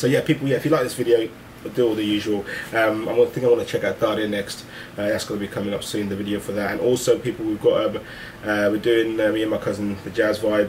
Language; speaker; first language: English; early bilingual, other home language; Hindi